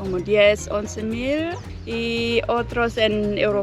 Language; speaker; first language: Spanish; non-native, fluent; German